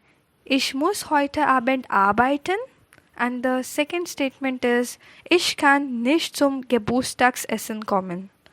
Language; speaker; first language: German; non-native, fluent; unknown